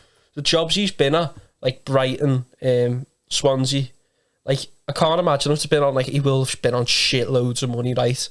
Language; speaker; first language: English; native; English